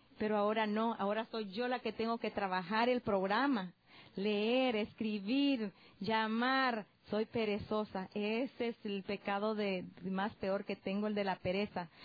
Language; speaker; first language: Spanish; native; Spanish